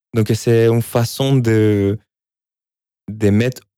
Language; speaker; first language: French; non-native, fluent; Spanish